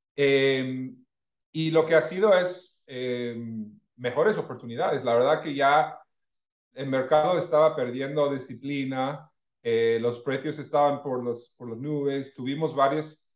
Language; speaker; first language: Spanish; non-native, fluent; English